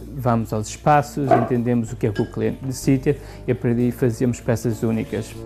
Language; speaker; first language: Portuguese; native; Portuguese